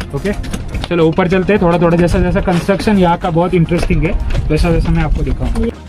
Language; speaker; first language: Hindi; non-native, local second language; Marathi